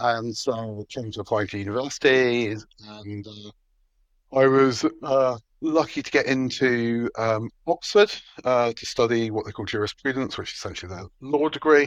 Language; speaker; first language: English; native; English